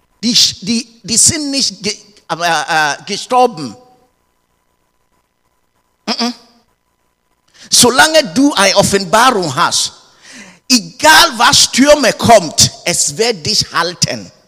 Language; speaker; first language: German; non-native, learner; English